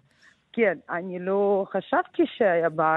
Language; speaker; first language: Hebrew; non-native, learner; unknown